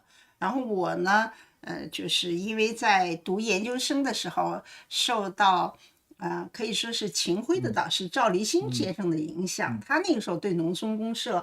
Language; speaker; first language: Chinese; native; Chinese